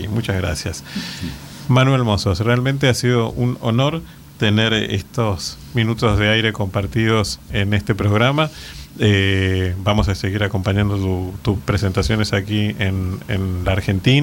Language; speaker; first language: Spanish; native; Spanish